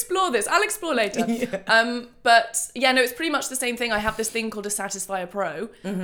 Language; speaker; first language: English; native; English